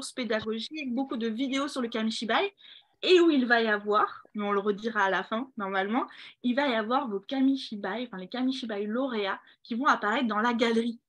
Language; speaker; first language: French; native; French